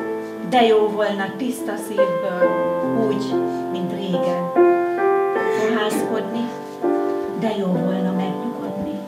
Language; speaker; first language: Hungarian; native; Hungarian